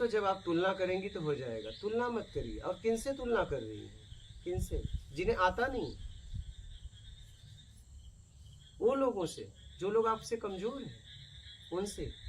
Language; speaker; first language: Hindi; native; Hindi